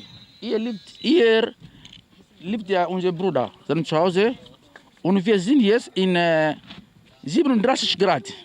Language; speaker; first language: German; non-native, learner; Portuguese